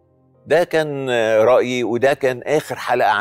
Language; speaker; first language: Arabic; native; Arabic